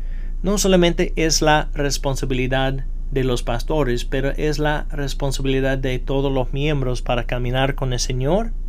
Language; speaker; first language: Spanish; non-native, fluent; English